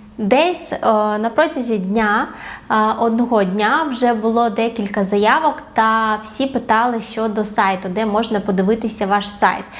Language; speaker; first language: Ukrainian; non-native, local second language; Russian